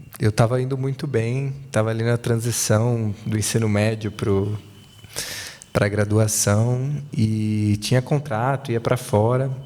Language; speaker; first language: Portuguese; native; Portuguese